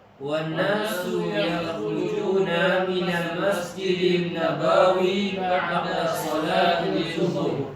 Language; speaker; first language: Arabic; non-native, learner; Indonesian